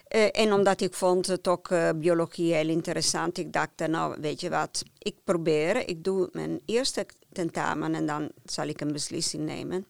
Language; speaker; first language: Dutch; non-native, fluent; Italian